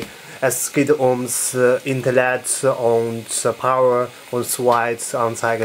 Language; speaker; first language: German; non-native, learner; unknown